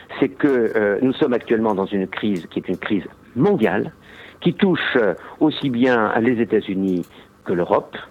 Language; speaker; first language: French; native; French